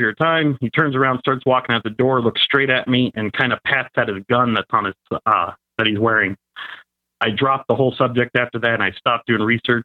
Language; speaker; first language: English; native; English